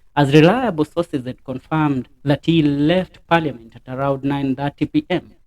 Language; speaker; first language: English; non-native, local second language; Swahili